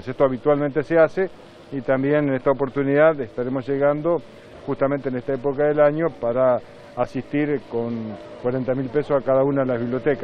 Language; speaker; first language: Spanish; native; Spanish